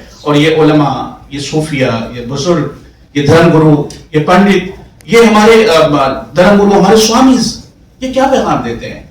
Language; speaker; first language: Hindi; native; Hindi